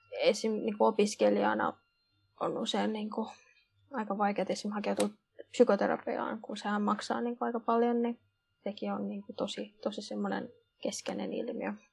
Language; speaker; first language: Finnish; early bilingual, other home language; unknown